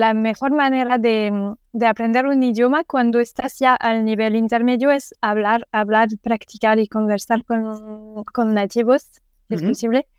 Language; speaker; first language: Spanish; non-native, learner; French